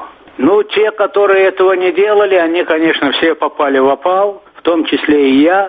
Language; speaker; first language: Russian; non-native, local second language; Turkmen